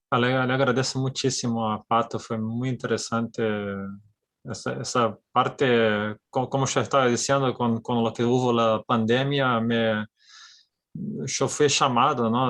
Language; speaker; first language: Spanish; non-native, fluent; Portuguese